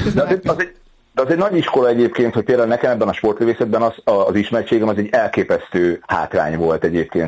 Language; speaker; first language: Hungarian; native; Hungarian